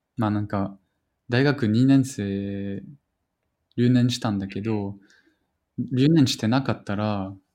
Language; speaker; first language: Japanese; non-native, fluent; French